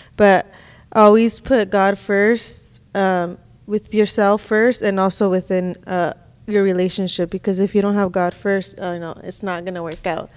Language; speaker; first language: English; early bilingual, other home language; Spanish